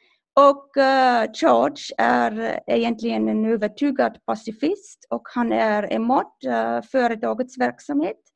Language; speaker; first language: Swedish; non-native, fluent; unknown